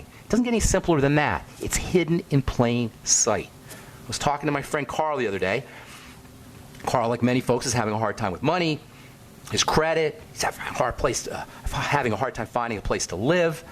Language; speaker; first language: English; native; English